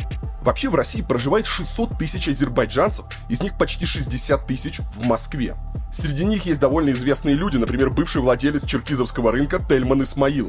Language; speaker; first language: Russian; native; Russian